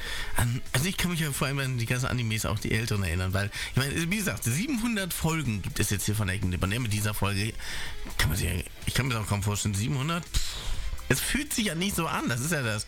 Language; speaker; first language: German; native; German